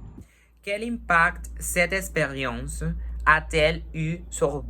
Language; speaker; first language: French; non-native, learner; Spanish